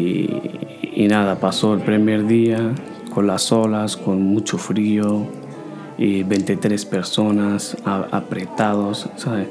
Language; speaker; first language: Spanish; non-native, fluent; Arabic